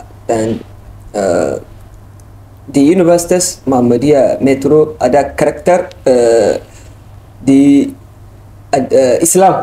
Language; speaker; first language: Indonesian; non-native, learner; Hausa